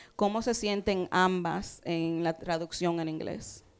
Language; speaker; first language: Spanish; early bilingual, heritage; Spanish